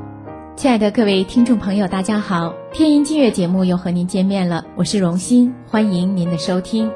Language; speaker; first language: Chinese; native; Chinese